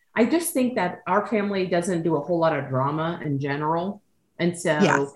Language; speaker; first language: English; native; English